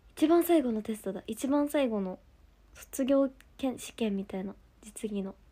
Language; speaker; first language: Japanese; native; Japanese